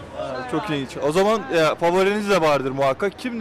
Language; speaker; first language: Turkish; native; Turkish